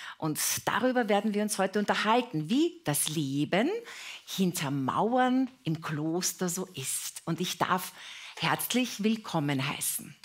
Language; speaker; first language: German; native; German